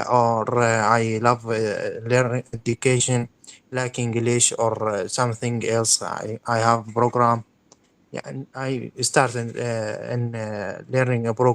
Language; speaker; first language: English; non-native, learner; Arabic